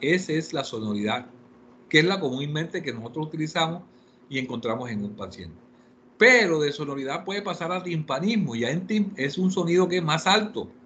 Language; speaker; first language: Spanish; native; Spanish